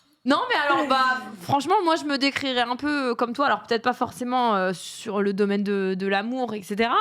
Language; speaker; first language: French; native; French